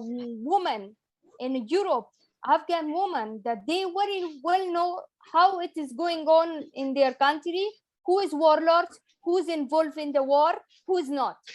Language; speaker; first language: English; non-native, fluent; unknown